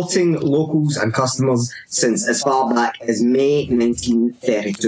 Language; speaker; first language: English; native; English